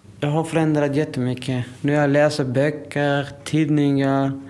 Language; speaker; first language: Swedish; non-native, learner; Persian